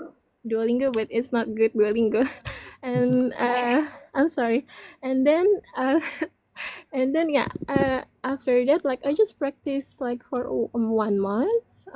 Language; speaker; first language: English; non-native, learner; Indonesian